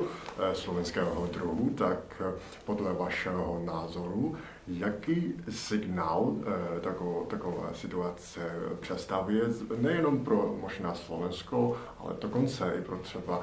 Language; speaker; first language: Czech; non-native, learner; Chinese